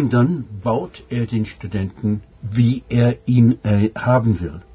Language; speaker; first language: German; non-native, fluent; English